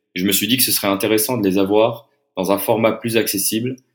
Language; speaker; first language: French; non-native, local second language; Arabic